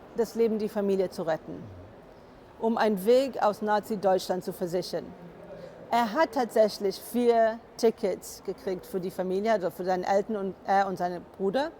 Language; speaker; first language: German; non-native, fluent; English